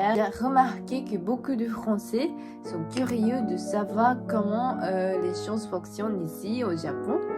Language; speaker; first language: French; non-native, fluent; Japanese